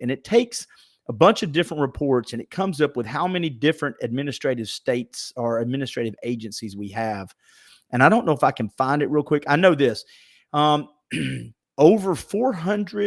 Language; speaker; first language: English; native; English